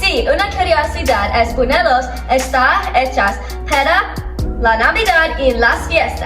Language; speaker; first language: Spanish; non-native, learner; English